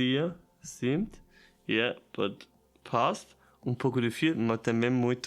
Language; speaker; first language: Portuguese; non-native, learner; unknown